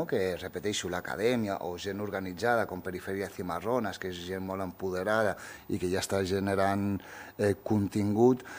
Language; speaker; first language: Catalan; early bilingual, other home language; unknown